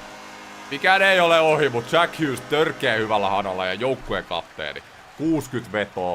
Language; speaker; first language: Finnish; native; Finnish